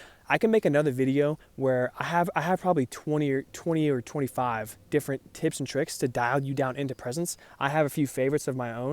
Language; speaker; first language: English; native; English